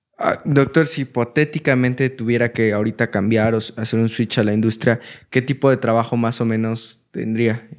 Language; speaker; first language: Spanish; native; Spanish